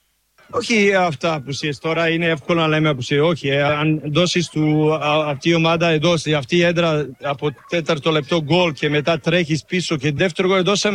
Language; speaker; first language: Greek; non-native, learner; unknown